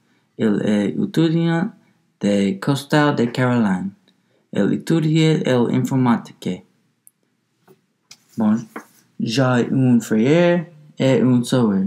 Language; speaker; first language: French; non-native, learner; English